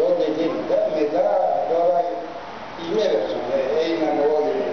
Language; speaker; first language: Greek; early bilingual, other home language; Turkish